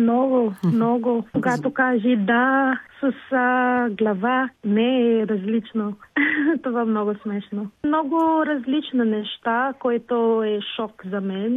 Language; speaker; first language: Bulgarian; non-native, learner; Filipino